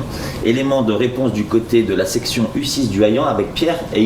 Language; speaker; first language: French; native; French